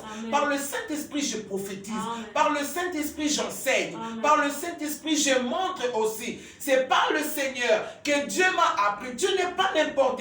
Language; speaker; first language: French; non-native, local second language; Lingala